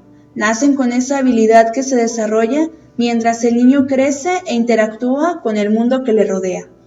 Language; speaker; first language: Spanish; native; Spanish